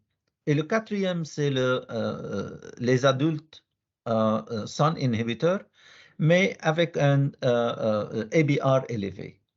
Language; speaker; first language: French; non-native, learner; Arabic